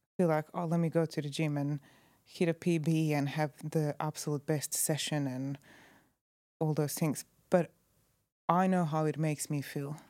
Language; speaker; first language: English; non-native, fluent; Croatian